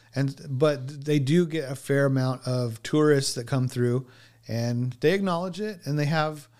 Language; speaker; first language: English; native; English